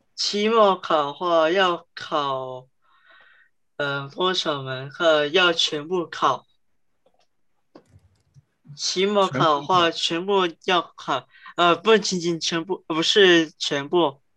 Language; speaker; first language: Chinese; early bilingual, heritage; Chinese